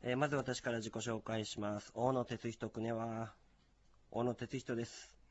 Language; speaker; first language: Japanese; native; Japanese